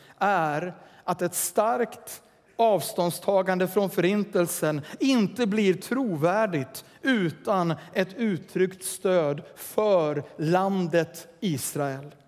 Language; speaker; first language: Swedish; native; Swedish